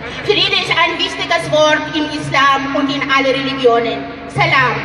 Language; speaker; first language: German; non-native, fluent; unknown